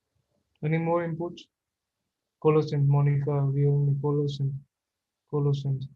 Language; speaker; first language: English; non-native, local second language; Hindi